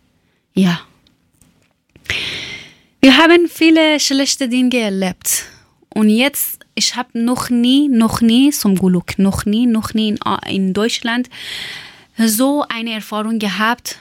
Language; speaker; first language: German; non-native, learner; Persian